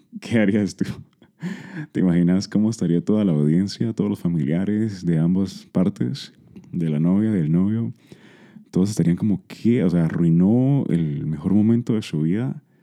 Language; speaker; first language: Spanish; early bilingual, heritage; Spanish